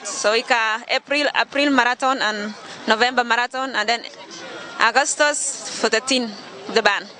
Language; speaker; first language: Dutch; non-native, learner; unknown